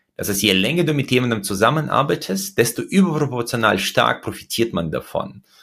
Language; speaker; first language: German; early bilingual, other home language; Russian